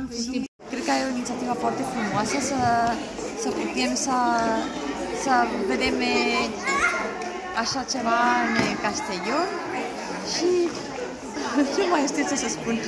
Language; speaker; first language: Romanian; early bilingual, heritage; Romanian